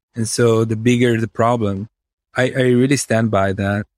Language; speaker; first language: English; non-native, fluent; Italian